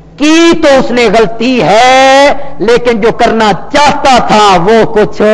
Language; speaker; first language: Urdu; non-native, local second language; Punjabi